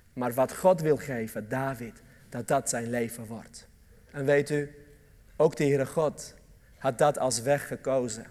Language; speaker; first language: Dutch; early bilingual, other home language; Armenian